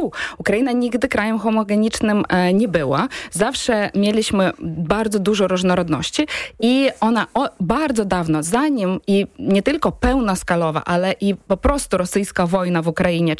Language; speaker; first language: Polish; non-native, fluent; Ukrainian